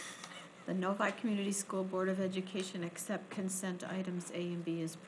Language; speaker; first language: English; native; English